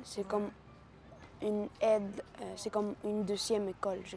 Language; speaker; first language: French; early bilingual, other home language; Spanish